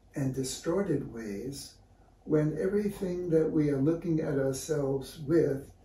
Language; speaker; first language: English; native; English